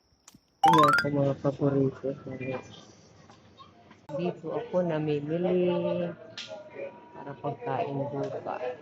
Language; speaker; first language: Filipino; non-native, local second language; Cebuano